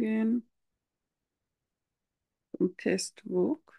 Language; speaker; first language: German; non-native, learner; Bangla